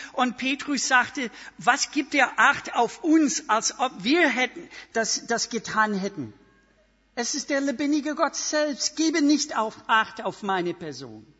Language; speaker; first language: German; non-native, fluent; English